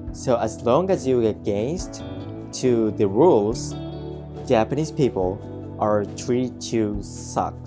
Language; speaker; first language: English; non-native, fluent; Japanese